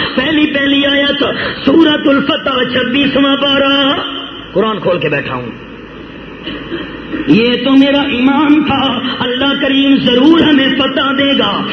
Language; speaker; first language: Urdu; non-native, local second language; Punjabi